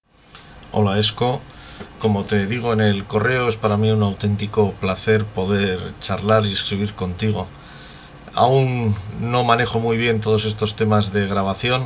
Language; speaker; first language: Spanish; native; Spanish